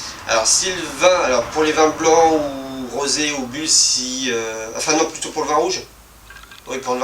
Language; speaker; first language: French; native; French